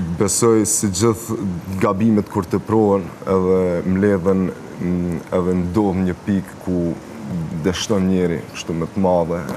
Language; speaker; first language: Albanian; early bilingual, heritage; Albanian